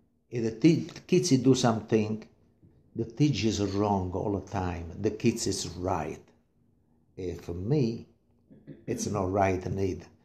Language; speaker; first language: English; non-native, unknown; Italian